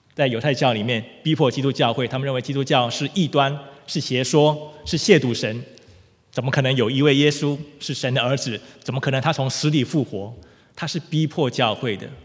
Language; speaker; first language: Chinese; native; Chinese